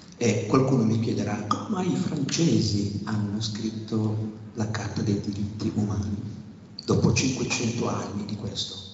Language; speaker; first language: Italian; non-native, fluent; Wolof